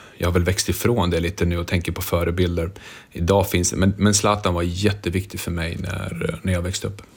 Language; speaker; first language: Swedish; early bilingual, other home language; Bosnian